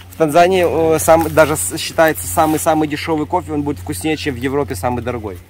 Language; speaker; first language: Russian; native; Russian